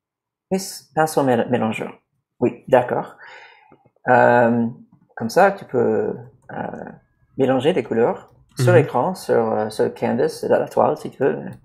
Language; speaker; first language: French; non-native, learner; English